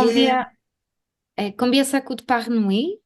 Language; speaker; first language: French; non-native, learner; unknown